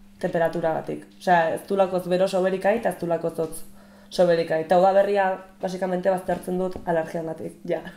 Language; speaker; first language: Basque; native; Basque